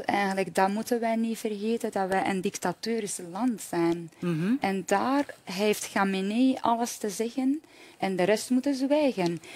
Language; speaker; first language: Dutch; non-native, fluent; Persian